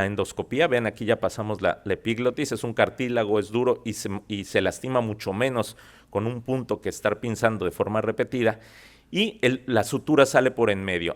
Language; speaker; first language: Spanish; native; Spanish